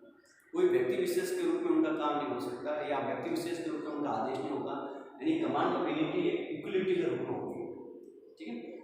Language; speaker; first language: Hindi; native; Hindi